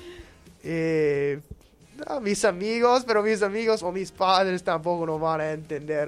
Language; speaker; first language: Spanish; non-native, fluent; English